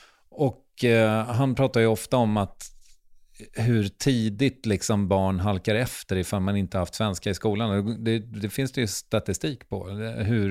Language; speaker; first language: Swedish; native; Swedish